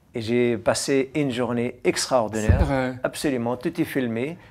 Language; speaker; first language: French; non-native, fluent; Arabic